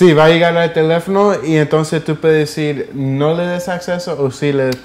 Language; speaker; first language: Spanish; early bilingual, heritage; English